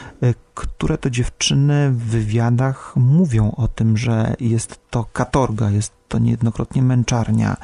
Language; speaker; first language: Polish; native; Polish